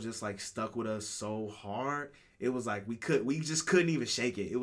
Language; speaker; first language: English; native; English